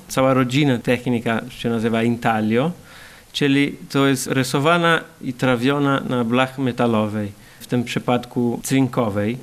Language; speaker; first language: Polish; non-native, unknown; Portuguese